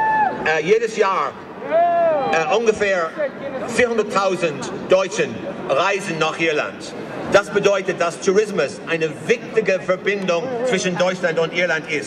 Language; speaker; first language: German; non-native, fluent; English